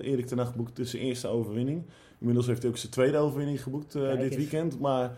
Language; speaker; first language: Dutch; native; Dutch